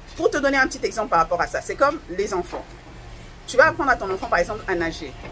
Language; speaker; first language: French; non-native, local second language; Lingala